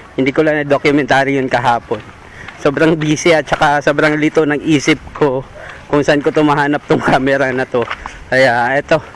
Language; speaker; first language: Filipino; native; Filipino